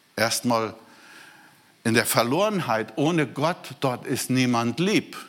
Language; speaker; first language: German; non-native, fluent; Portuguese